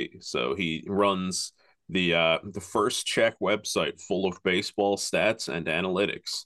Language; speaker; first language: English; native; English